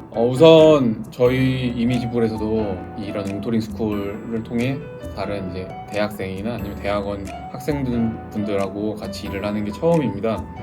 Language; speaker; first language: Korean; native; Korean